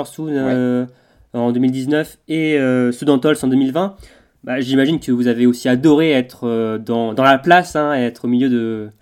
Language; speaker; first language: French; native; French